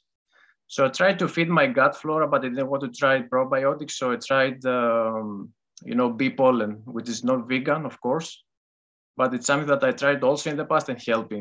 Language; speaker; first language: English; non-native, fluent; Greek